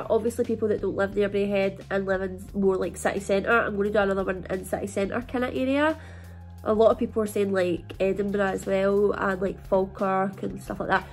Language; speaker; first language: English; native; English